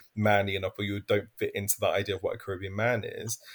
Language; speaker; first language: English; native; English